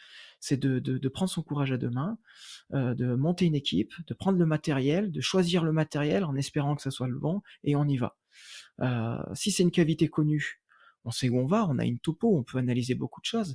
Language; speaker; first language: French; native; French